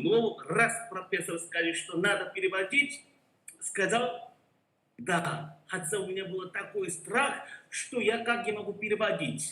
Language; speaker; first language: Russian; non-native, learner; Korean